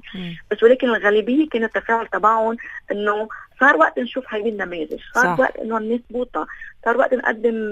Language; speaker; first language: Arabic; native; Arabic